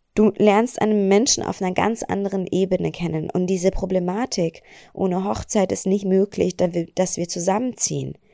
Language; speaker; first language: German; early bilingual, other home language; Persian